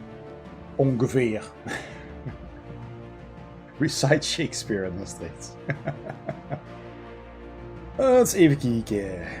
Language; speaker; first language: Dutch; native; Dutch